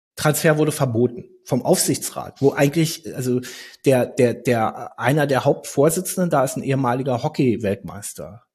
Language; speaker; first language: German; native; German